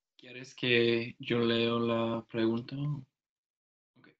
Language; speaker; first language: Spanish; non-native, learner; English